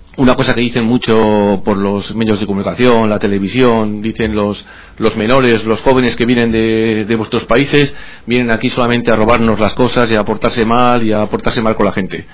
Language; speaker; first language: Spanish; native; Spanish